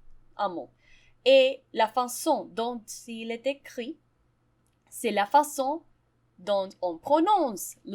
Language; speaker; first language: French; non-native, fluent; Spanish